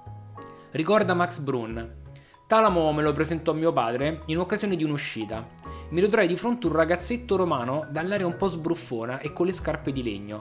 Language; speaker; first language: Italian; native; Italian